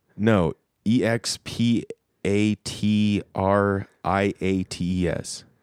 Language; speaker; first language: English; native; English